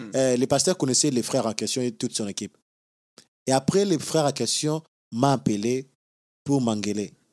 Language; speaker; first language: French; non-native, local second language; Lingala